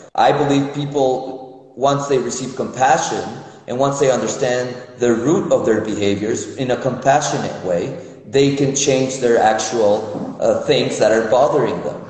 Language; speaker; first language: English; non-native, fluent; Spanish